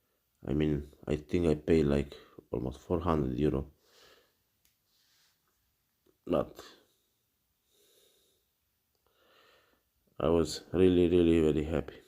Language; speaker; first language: English; non-native, learner; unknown